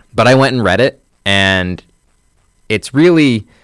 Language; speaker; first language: English; native; English